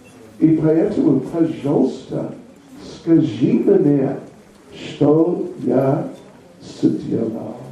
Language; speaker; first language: Russian; non-native, learner; English